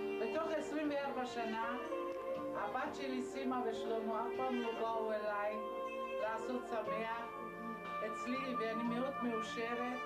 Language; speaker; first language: Hebrew; non-native, learner; Georgian